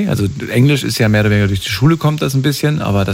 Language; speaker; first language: German; native; German